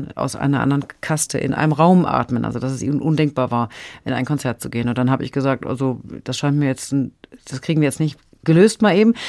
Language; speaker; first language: German; native; German